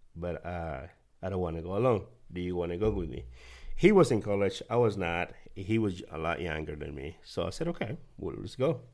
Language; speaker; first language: English; early bilingual, other home language; Spanish